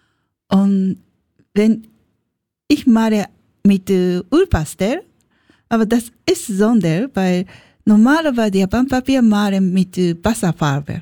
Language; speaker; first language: German; non-native, learner; Japanese